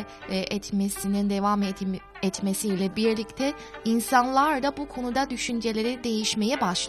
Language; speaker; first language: Turkish; non-native, fluent; Chinese